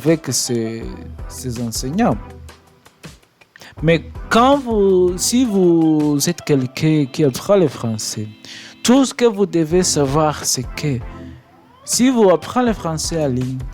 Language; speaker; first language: French; non-native, learner; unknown